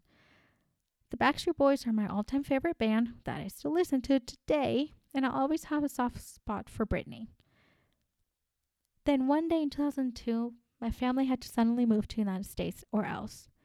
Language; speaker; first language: English; non-native, fluent; Spanish